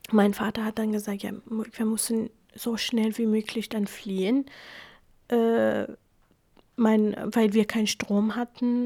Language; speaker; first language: German; non-native, fluent; Kurdish